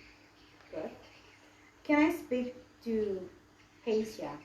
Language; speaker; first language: English; non-native, learner; Indonesian